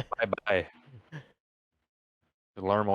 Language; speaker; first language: English; native; English